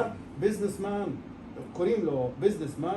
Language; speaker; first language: Hebrew; non-native, local second language; Arabic